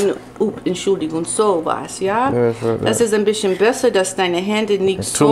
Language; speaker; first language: German; non-native, fluent; English